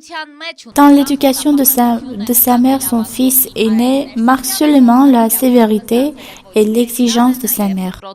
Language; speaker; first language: French; non-native, fluent; Armenian